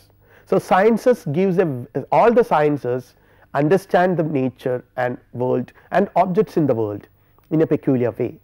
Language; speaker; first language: English; non-native, local second language; Malayalam